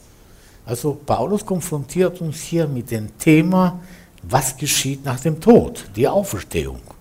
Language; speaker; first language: German; non-native, fluent; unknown